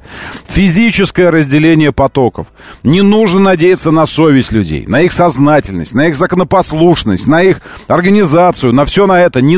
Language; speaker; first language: Russian; native; Russian